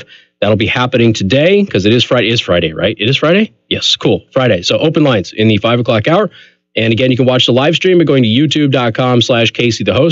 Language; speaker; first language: English; native; English